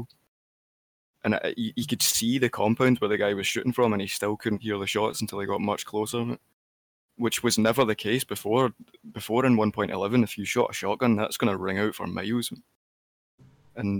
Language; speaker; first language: English; native; English